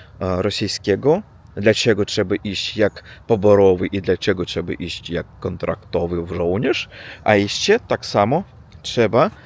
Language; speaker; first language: Polish; non-native, learner; Russian